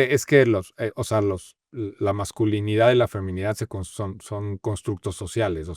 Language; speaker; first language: Spanish; native; Spanish